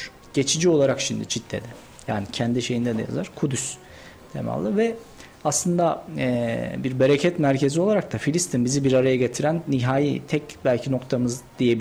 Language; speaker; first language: Turkish; native; Turkish